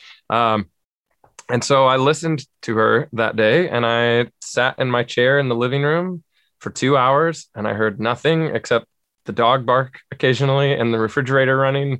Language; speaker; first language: English; native; English